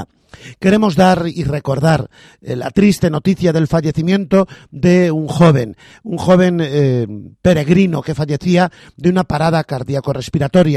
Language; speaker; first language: Spanish; native; Spanish